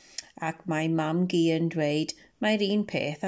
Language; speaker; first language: Welsh; non-native, local second language; English